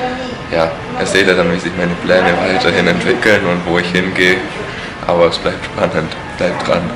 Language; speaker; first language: German; native; German